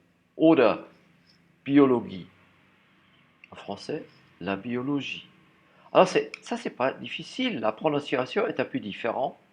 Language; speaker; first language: French; non-native, fluent; German